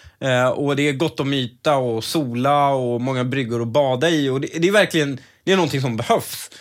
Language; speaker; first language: Swedish; early bilingual, other home language; Persian